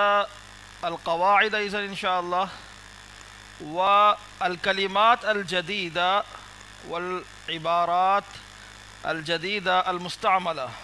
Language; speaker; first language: Arabic; non-native, fluent; Urdu